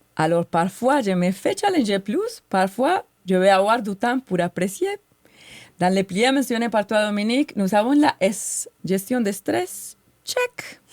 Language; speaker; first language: French; non-native, fluent; Spanish